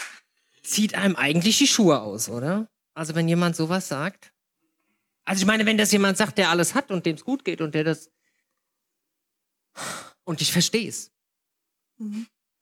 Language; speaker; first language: German; native; German